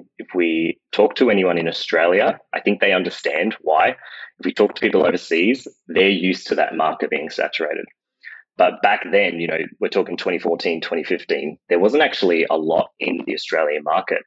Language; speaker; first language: English; native; English